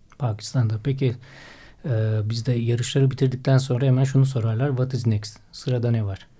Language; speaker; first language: Turkish; native; Turkish